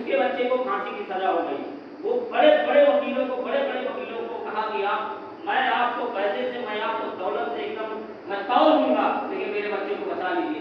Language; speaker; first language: Hindi; native; Hindi